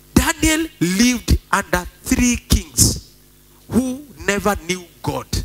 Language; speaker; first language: English; non-native, local second language; Swahili